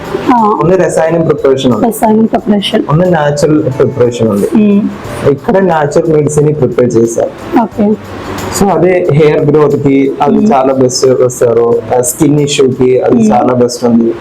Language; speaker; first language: Telugu; non-native, learner; Malayalam